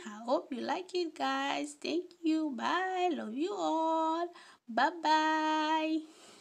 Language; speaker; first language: English; non-native, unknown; Haitian Creole